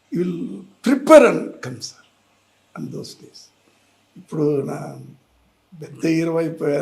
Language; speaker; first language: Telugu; non-native, learner; Tamil